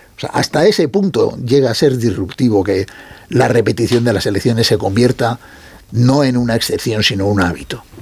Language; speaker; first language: Spanish; native; Spanish